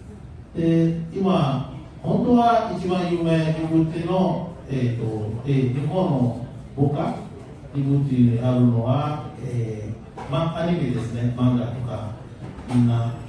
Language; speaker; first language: Japanese; non-native, learner; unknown